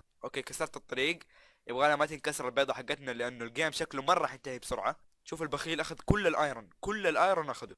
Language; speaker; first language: Arabic; native; Arabic